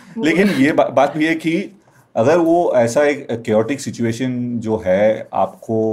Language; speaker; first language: Hindi; non-native, local second language; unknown